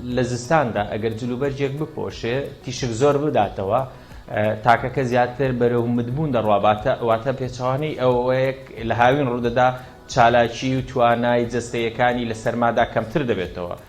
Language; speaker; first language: Central Kurdish; native; Central Kurdish